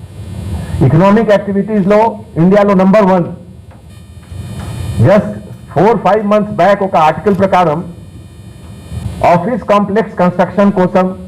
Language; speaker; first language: Telugu; non-native, fluent; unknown